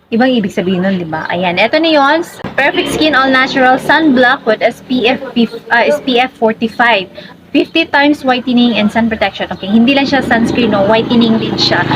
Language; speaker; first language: Filipino; non-native, local second language; Cebuano